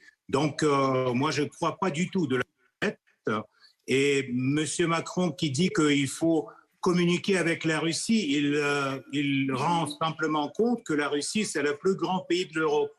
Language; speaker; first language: French; non-native, fluent; Russian